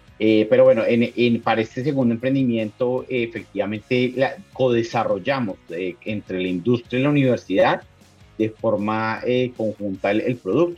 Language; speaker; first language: Spanish; native; Spanish